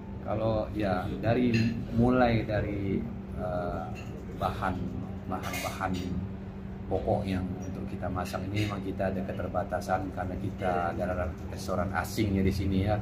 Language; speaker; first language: Indonesian; native; Indonesian